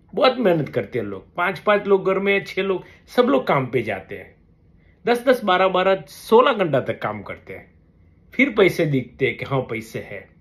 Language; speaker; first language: Hindi; non-native, local second language; Gujarati